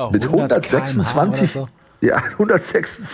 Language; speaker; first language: German; native; German